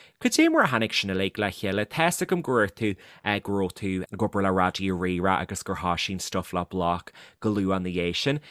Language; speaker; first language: Irish; native; Irish